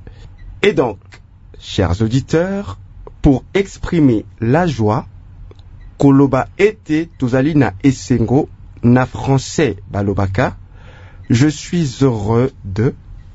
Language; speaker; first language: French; non-native, local second language; Lingala